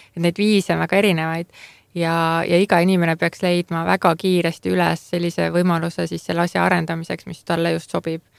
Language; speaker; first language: Estonian; native; Estonian